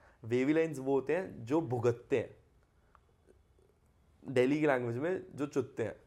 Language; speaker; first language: Hindi; native; Hindi